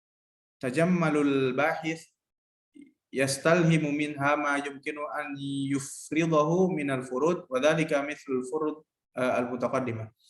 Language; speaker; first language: Arabic; non-native, learner; Indonesian